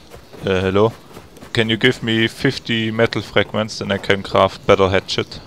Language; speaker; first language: English; non-native, fluent; German